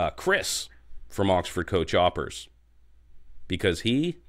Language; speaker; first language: English; native; English